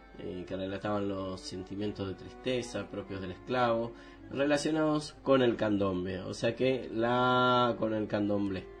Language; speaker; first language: Spanish; native; Spanish